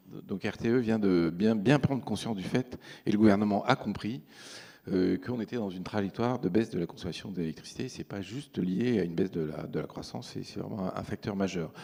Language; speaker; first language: French; native; French